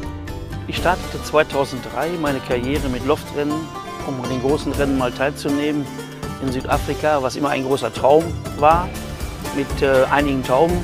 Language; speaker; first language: German; native; German